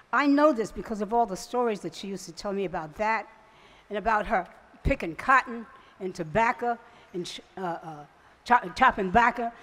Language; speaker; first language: English; native; English